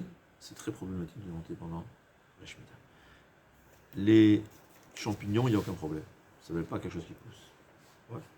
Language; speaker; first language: French; native; French